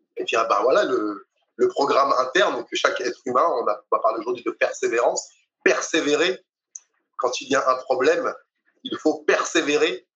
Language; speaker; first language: French; native; French